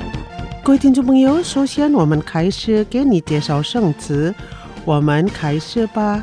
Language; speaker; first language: Chinese; early bilingual, heritage; Chinese